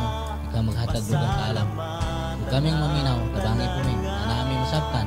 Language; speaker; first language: Cebuano; native; Cebuano